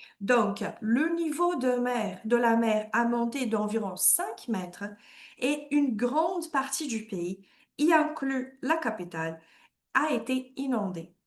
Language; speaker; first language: French; non-native, fluent; Portuguese